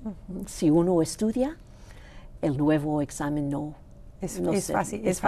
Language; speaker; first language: Spanish; non-native, local second language; Greek